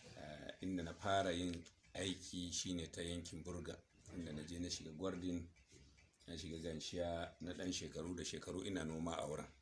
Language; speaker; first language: Hausa; non-native, local second language; Fula